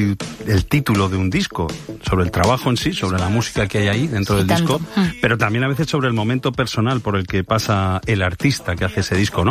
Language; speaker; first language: Spanish; native; Spanish